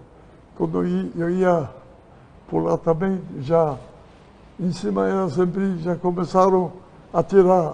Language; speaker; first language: Portuguese; non-native, learner; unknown